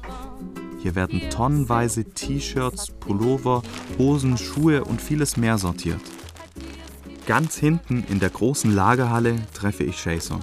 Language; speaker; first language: German; native; German